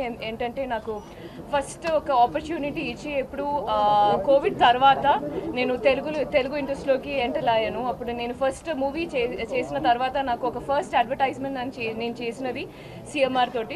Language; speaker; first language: Telugu; non-native, fluent; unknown